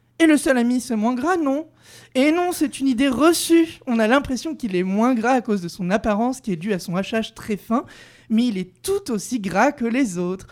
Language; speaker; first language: French; native; French